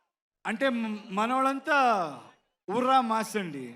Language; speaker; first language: Telugu; non-native, learner; Kannada